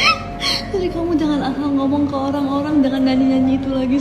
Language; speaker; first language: Indonesian; native; Indonesian